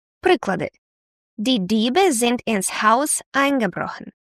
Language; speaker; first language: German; non-native, fluent; Ukrainian